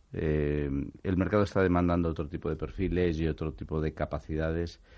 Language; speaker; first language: Spanish; native; Spanish